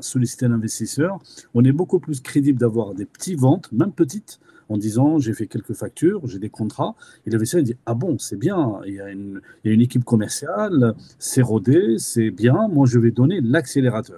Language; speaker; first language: French; native; French